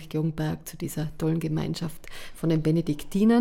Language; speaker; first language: German; native; German